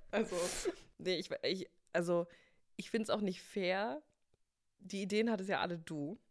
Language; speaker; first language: German; early bilingual, other home language; English